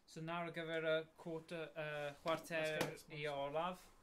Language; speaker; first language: Welsh; native; Welsh